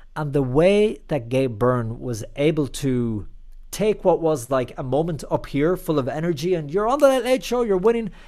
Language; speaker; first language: English; native; English